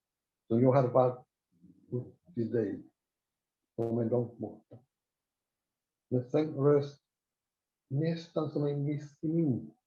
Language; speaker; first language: Swedish; non-native, fluent; Spanish